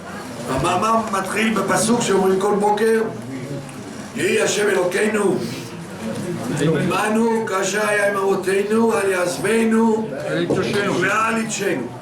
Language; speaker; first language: Hebrew; non-native, fluent; French